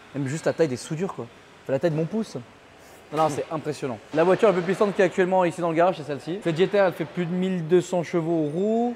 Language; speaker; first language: French; native; French